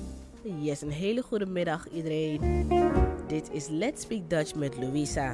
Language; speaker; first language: Dutch; non-native, fluent; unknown